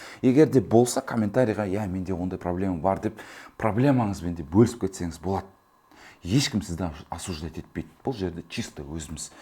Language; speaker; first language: Kazakh; early bilingual, heritage; Kazakh